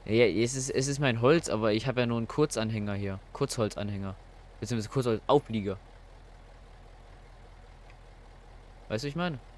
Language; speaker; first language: German; native; German